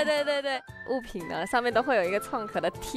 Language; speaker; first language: Chinese; native; Chinese